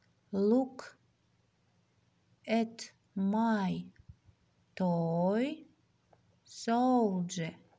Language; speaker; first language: English; non-native, fluent; Russian